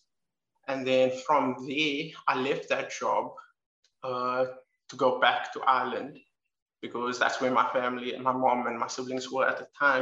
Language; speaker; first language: English; native; English